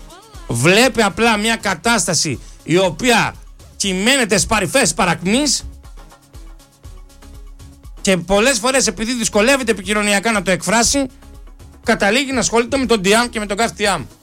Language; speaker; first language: Greek; native; Greek